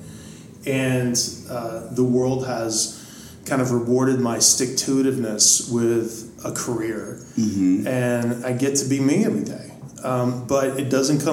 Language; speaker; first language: English; native; English